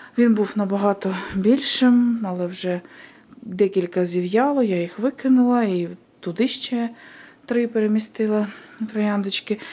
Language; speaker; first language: Ukrainian; non-native, local second language; Russian